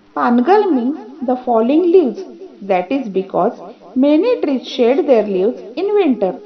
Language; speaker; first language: English; non-native, local second language; Marathi